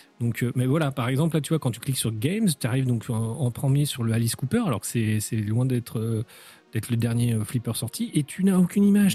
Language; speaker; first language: French; native; French